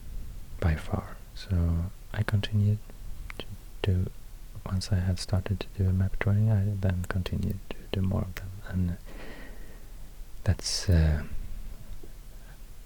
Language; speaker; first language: English; non-native, fluent; Swedish